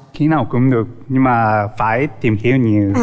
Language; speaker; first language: Vietnamese; non-native, learner; Japanese